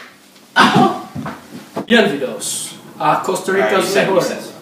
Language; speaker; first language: Spanish; non-native, learner; English